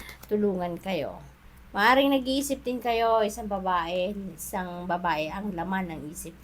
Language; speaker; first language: Filipino; native; Filipino